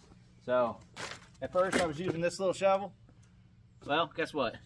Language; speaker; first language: English; native; English